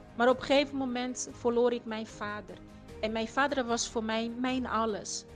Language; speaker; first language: Dutch; non-native, fluent; Portuguese